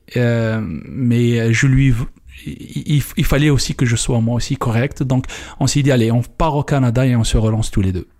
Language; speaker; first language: French; non-native, local second language; Kabyle